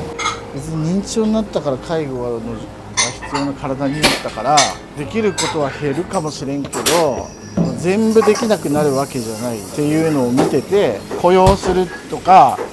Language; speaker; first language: Japanese; native; Japanese